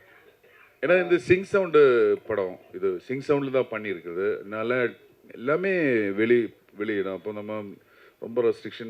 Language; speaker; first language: Tamil; non-native, learner; Malayalam